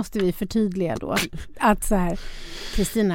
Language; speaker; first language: Swedish; native; Swedish